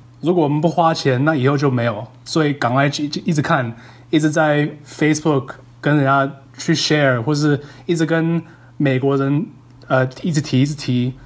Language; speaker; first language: Chinese; early bilingual, heritage; Chinese